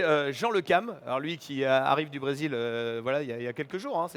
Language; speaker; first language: French; native; French